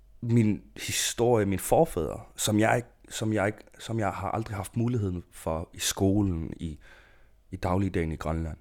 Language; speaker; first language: Danish; non-native, local second language; Kalaallisut